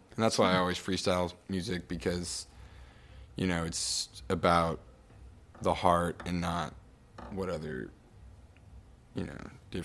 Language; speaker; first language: English; native; English